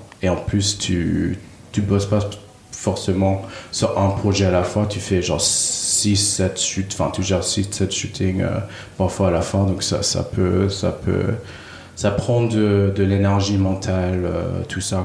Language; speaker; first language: French; non-native, fluent; Cantonese